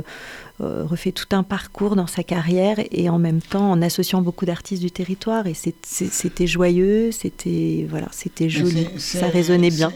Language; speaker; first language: French; native; French